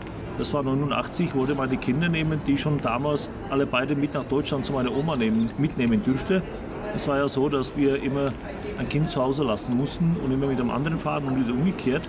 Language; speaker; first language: German; native; German